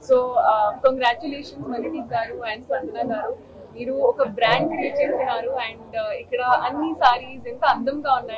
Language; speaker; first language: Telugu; non-native, fluent; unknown